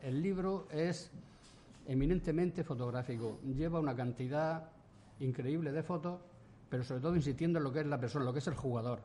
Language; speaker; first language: Spanish; native; Spanish